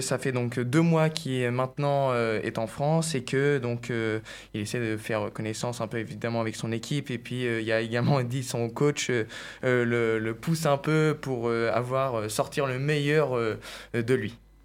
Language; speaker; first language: French; native; French